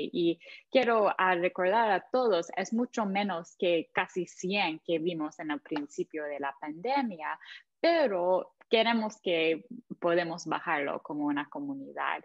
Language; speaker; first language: Spanish; non-native, fluent; English